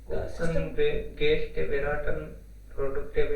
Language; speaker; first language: German; non-native, learner; Hindi